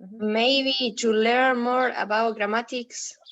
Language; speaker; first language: English; non-native, learner; Spanish